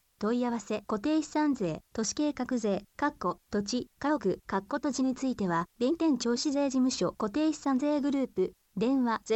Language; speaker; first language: Japanese; native; Japanese